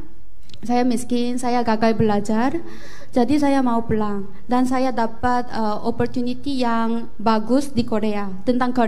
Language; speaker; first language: Indonesian; non-native, fluent; Korean